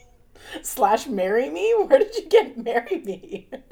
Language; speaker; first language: English; native; English